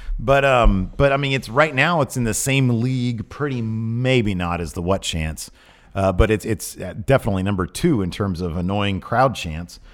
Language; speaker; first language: English; native; English